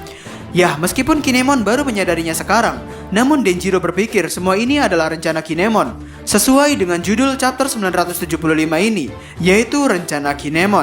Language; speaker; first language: Indonesian; native; Indonesian